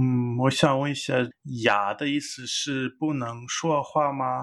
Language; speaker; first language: Chinese; non-native, fluent; English